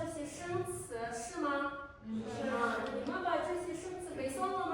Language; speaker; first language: Chinese; non-native, fluent; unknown